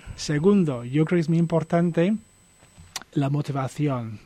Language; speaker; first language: Spanish; non-native, fluent; English